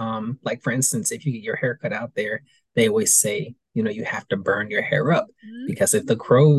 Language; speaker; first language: English; native; English